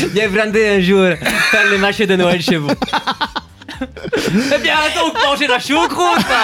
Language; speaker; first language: French; native; French